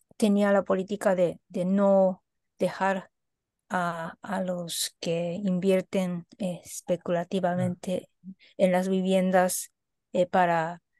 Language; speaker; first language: Spanish; non-native, fluent; Japanese